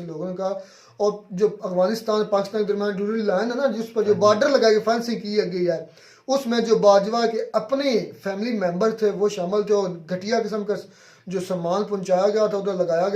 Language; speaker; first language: Urdu; non-native, local second language; Kashmiri